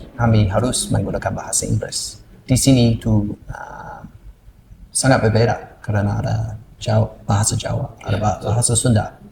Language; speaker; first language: Indonesian; non-native, learner; English